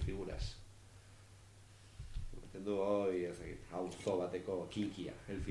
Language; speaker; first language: Basque; native; Basque